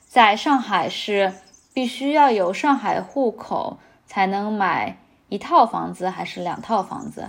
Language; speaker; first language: Chinese; native; Chinese